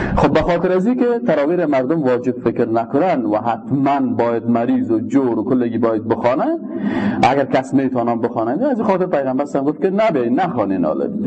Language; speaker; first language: Persian; native; Persian